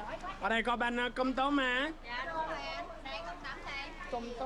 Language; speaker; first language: Vietnamese; non-native, fluent; English